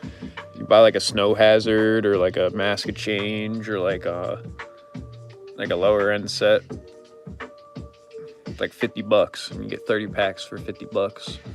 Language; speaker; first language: English; native; English